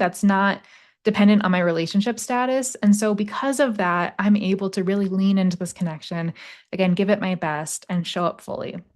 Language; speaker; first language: English; native; English